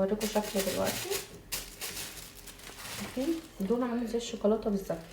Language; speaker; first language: Arabic; native; Arabic